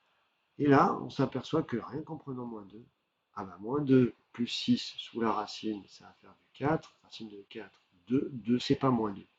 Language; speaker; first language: French; native; French